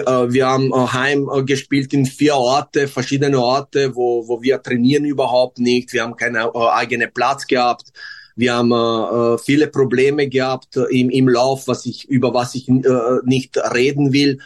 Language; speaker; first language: German; non-native, fluent; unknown